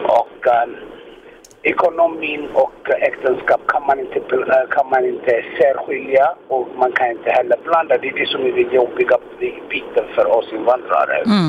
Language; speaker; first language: Swedish; non-native, fluent; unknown